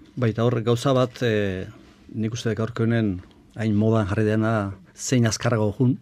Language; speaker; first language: Basque; native; Basque